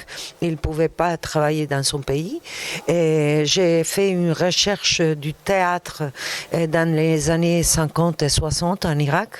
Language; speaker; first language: French; non-native, fluent; Arabic